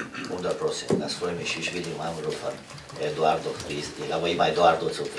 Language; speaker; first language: German; non-native, fluent; Romanian